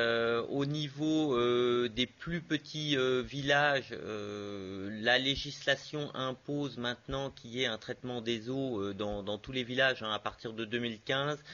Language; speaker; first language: French; native; French